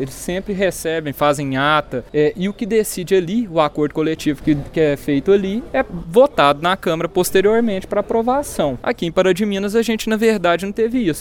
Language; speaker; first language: Portuguese; native; Portuguese